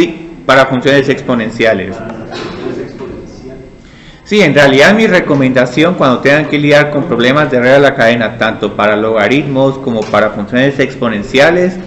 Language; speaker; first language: Spanish; native; Spanish